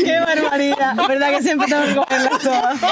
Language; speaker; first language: Spanish; native; Spanish